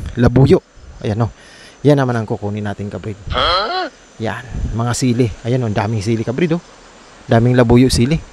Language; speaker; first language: Filipino; native; Filipino